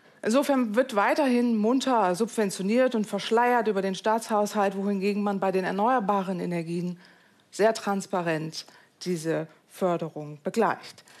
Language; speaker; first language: German; native; German